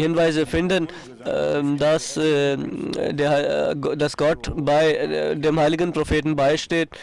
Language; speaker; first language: German; non-native, fluent; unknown